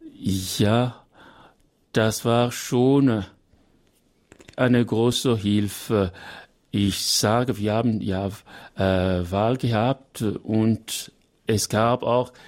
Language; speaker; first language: German; non-native, learner; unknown